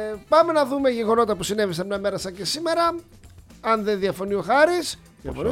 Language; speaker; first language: Greek; native; Greek